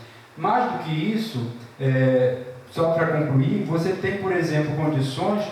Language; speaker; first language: Portuguese; native; Portuguese